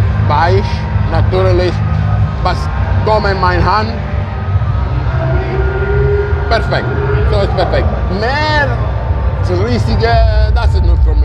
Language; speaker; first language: German; non-native, fluent; Italian